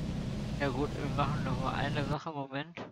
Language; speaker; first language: German; native; German